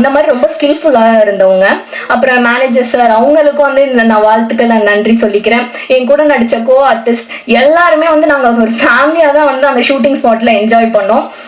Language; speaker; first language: Tamil; native; Tamil